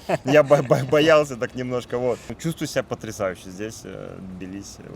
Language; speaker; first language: Russian; native; Russian